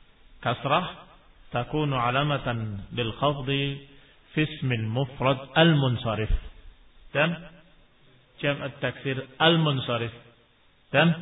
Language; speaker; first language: Arabic; non-native, fluent; Indonesian